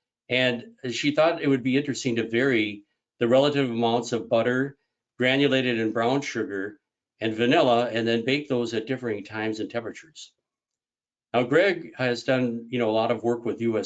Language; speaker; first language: English; native; English